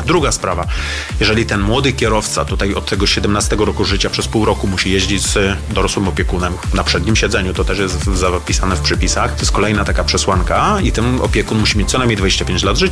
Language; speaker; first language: Polish; native; Polish